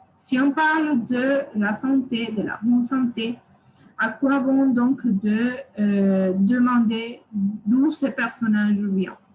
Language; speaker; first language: French; non-native, fluent; Spanish